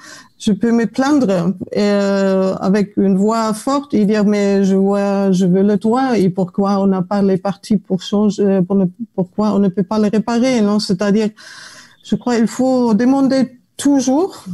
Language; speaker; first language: French; non-native, fluent; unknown